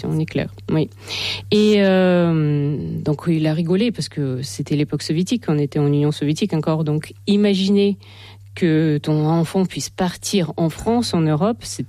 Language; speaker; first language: French; non-native, fluent; Russian